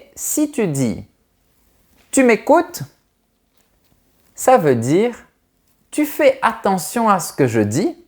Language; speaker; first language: French; native; French